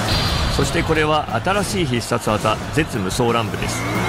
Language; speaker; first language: Japanese; native; Japanese